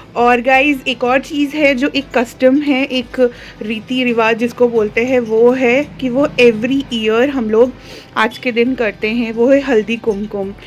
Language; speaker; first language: Hindi; non-native, local second language; Telugu